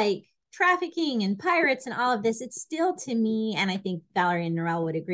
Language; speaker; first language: English; native; English